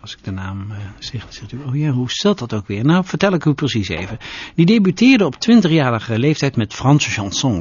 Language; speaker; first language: Dutch; native; Dutch